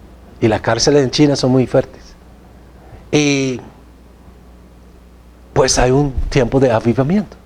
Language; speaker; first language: Spanish; non-native, fluent; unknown